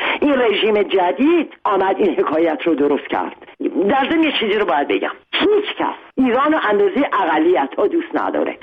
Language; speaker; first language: Persian; non-native, local second language; Armenian